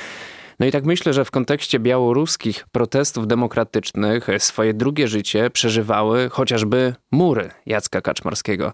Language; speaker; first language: Polish; native; Polish